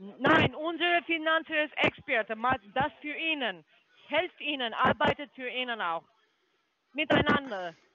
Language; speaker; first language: German; non-native, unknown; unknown